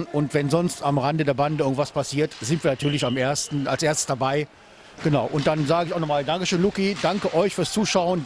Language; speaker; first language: German; native; German